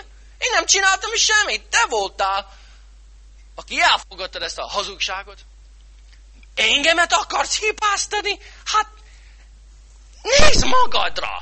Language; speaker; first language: Hungarian; non-native, fluent; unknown